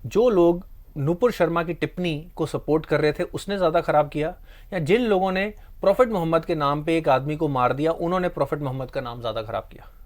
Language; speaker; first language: Hindi; non-native, local second language; Punjabi